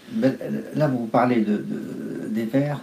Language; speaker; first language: French; non-native, fluent; Arabic